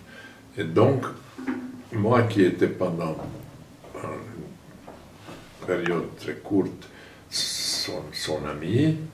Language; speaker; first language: French; non-native, fluent; German